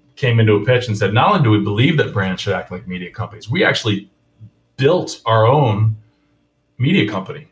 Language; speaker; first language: English; native; English